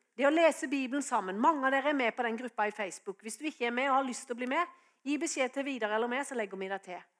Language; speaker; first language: Norwegian; native; Norwegian